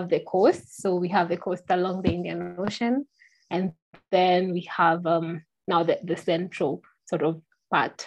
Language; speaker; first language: English; non-native, local second language; Kikuyu